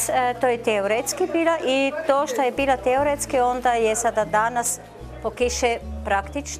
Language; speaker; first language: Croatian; non-native, learner; German